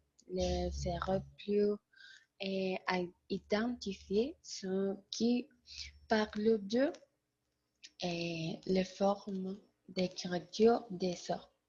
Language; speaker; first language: French; non-native, learner; Spanish